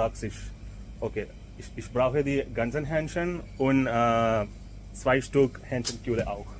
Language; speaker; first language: German; non-native, learner; Malayalam